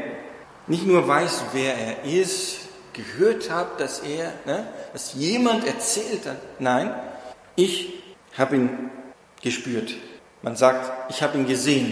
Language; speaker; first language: German; non-native, fluent; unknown